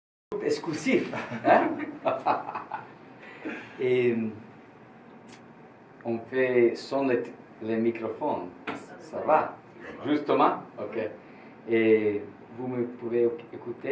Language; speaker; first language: French; non-native, learner; Italian